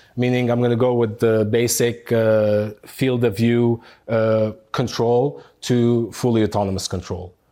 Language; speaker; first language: English; non-native, fluent; Arabic